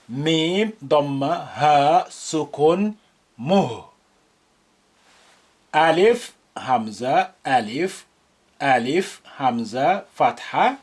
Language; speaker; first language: Arabic; non-native, fluent; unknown